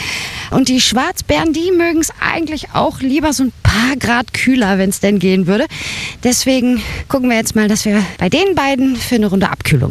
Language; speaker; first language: German; native; German